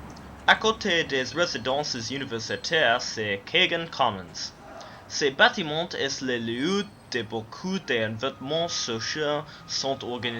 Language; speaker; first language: French; non-native, learner; English